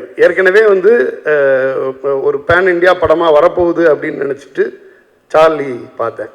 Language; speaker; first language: Tamil; native; Tamil